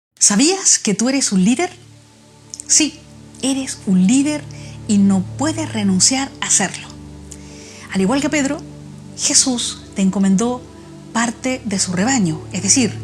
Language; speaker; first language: Spanish; native; Spanish